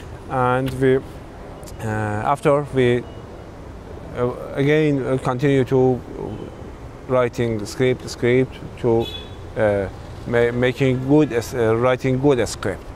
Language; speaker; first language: English; non-native, learner; Persian